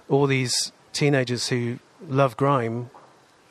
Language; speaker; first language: English; native; English